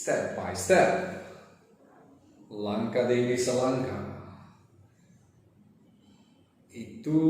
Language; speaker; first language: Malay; non-native, fluent; English